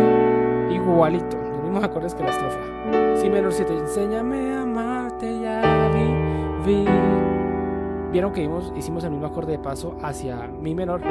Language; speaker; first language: Spanish; native; Spanish